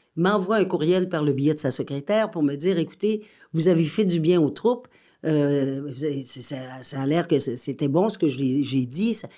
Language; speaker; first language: French; native; French